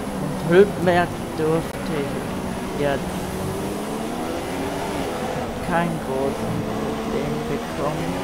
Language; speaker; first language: German; native; German